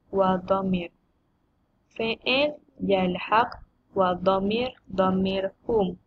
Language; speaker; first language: Arabic; non-native, learner; Malay